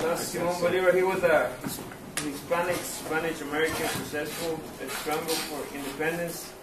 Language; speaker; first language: English; non-native, learner; Spanish